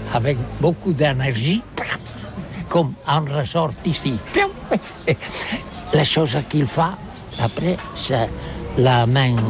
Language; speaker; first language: French; non-native, learner; Catalan